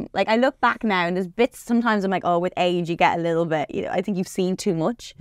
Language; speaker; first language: English; native; English